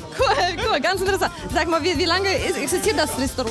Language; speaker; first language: German; native; German